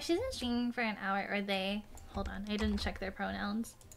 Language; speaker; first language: English; native; English